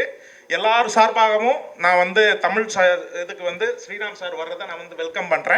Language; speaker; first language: Tamil; native; Tamil